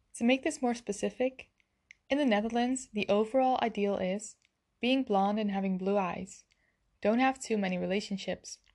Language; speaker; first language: English; non-native, fluent; Dutch